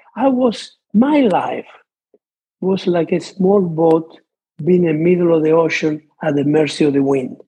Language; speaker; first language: English; non-native, fluent; Italian